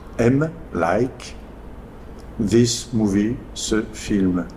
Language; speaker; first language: English; non-native, learner; French